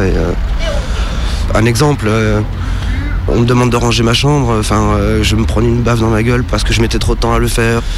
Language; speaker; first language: French; native; French